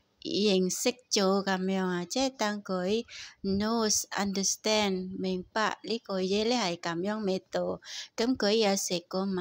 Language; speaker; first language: Cantonese; non-native, fluent; Indonesian